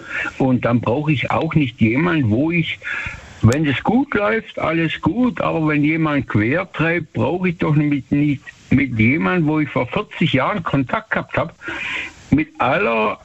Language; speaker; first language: German; native; German